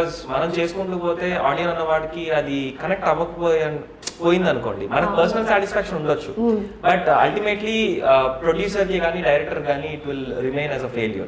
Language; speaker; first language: Telugu; native; Telugu